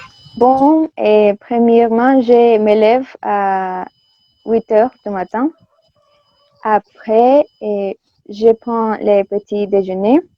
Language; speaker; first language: French; non-native, learner; Spanish